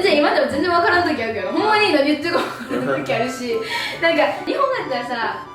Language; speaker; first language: Japanese; native; Japanese